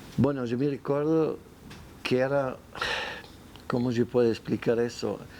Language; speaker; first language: Spanish; non-native, fluent; German